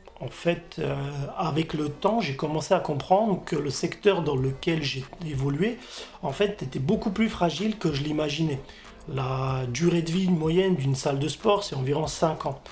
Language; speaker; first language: French; non-native, fluent; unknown